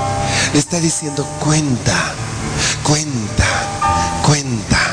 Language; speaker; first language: Spanish; native; Spanish